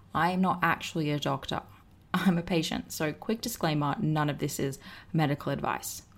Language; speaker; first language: English; native; English